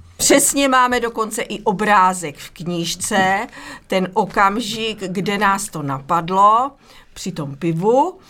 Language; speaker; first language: Czech; native; Czech